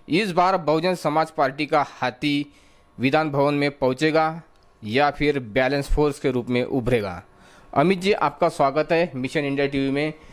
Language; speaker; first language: Hindi; non-native, local second language; Marathi